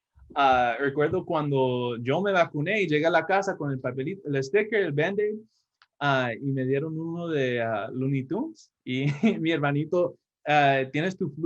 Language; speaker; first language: Spanish; early bilingual, heritage; Spanish